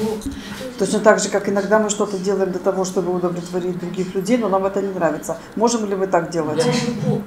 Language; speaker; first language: Russian; native; Russian